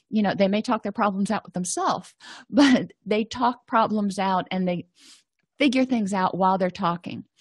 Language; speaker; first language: English; native; English